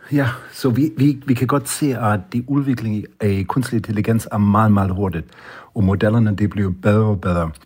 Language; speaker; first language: Danish; non-native, fluent; German